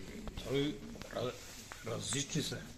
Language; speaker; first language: Bulgarian; non-native, local second language; Turkish